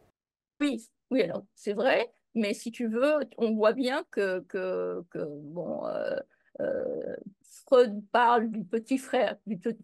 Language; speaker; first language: French; native; French